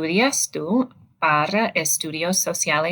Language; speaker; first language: Spanish; non-native, learner; English